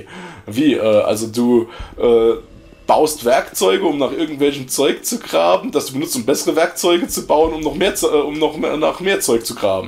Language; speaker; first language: German; native; German